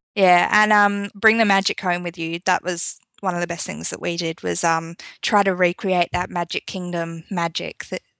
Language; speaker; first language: English; native; English